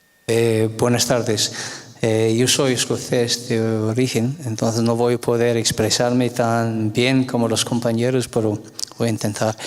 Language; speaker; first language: Spanish; non-native, fluent; English